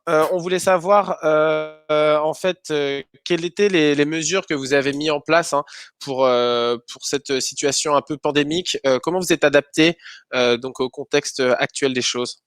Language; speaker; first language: French; native; French